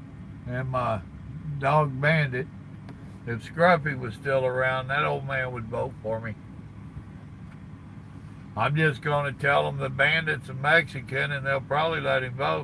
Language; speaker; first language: English; native; English